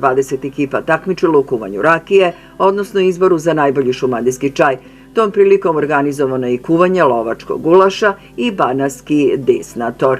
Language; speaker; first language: Serbian; native; Serbian